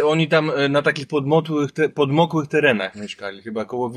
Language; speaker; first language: Polish; native; Polish